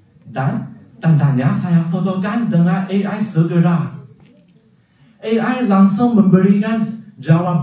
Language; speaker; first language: Indonesian; non-native, fluent; Chinese